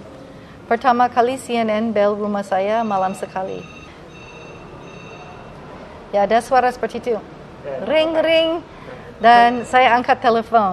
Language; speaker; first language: Indonesian; non-native, fluent; English